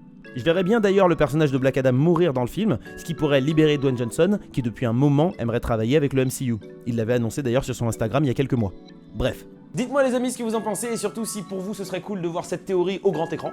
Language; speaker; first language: French; native; French